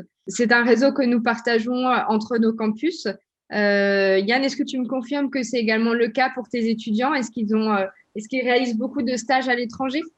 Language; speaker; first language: French; native; French